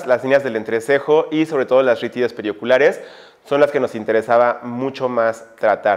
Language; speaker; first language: Spanish; native; Spanish